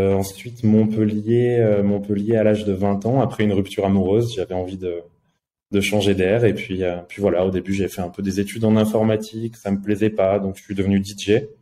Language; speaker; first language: French; native; French